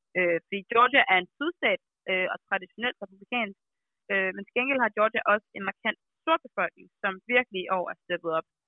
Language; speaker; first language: Danish; native; Danish